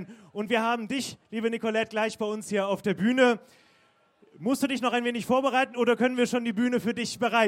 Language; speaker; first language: German; native; German